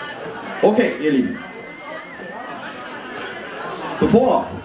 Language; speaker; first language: German; native; German